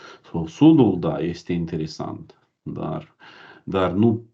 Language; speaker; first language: Romanian; non-native, learner; Ukrainian